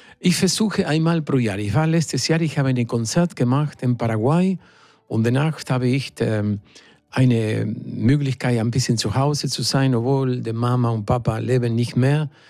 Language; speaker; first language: German; non-native, learner; Spanish